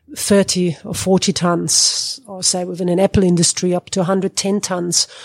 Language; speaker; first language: English; non-native, fluent; German